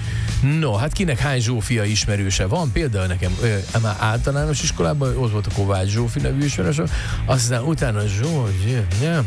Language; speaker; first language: Hungarian; native; Hungarian